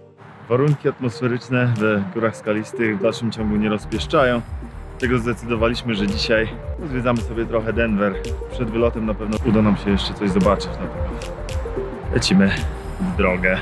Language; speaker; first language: Polish; native; Polish